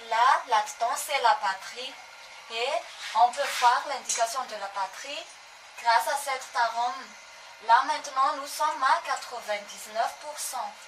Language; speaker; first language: French; non-native, local second language; Malagasy